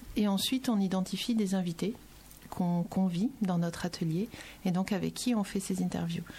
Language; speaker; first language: French; native; French